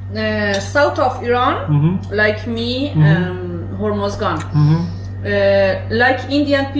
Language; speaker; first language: English; non-native, learner; Persian